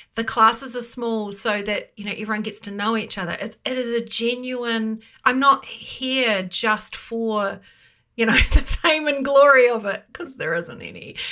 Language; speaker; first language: English; native; English